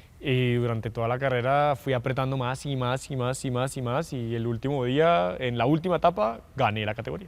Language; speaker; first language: Spanish; native; Spanish